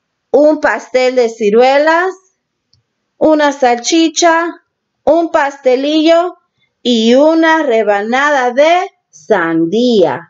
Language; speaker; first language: Spanish; early bilingual, heritage; Spanish